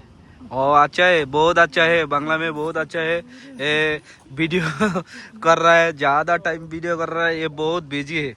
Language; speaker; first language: Hindi; non-native, learner; Bangla